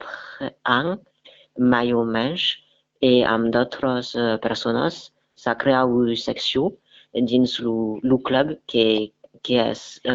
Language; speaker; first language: Catalan; non-native, learner; French